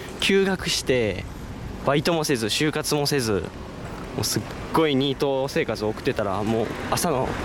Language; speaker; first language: Japanese; native; Japanese